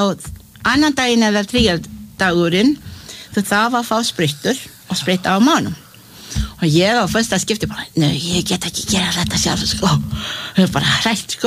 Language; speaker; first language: Icelandic; non-native, learner; Malay